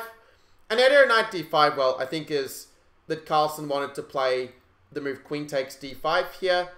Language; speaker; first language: English; native; English